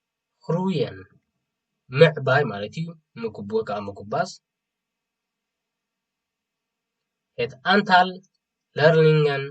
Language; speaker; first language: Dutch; non-native, fluent; Tigrinya